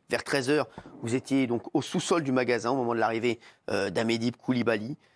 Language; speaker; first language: French; native; French